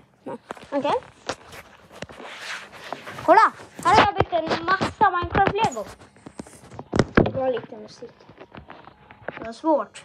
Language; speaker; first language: Swedish; native; Swedish